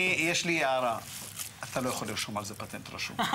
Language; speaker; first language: Hebrew; native; Hebrew